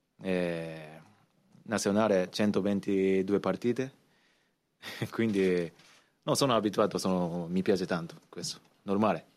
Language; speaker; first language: Italian; non-native, learner; Japanese